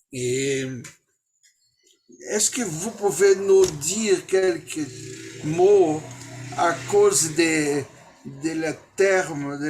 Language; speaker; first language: French; non-native, fluent; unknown